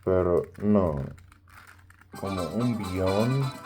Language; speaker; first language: Spanish; non-native, learner; English